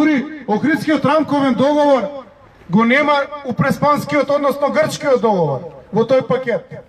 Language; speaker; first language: Macedonian; native; Macedonian